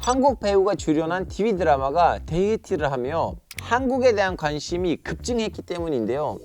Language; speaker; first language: Korean; non-native, fluent; Turkish